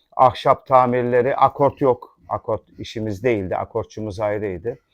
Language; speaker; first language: Turkish; native; Turkish